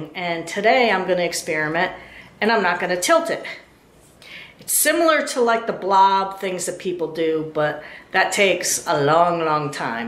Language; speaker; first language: English; native; English